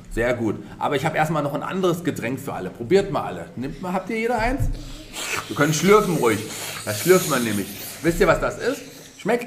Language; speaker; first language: German; native; German